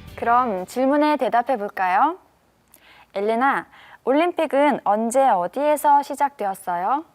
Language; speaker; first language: Korean; native; Korean